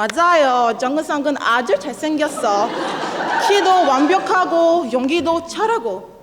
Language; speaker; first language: Korean; non-native, learner; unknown